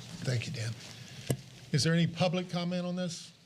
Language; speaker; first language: English; native; English